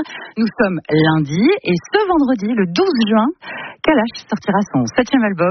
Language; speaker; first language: French; native; French